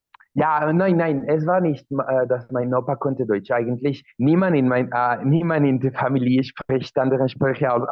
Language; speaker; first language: German; non-native, learner; Spanish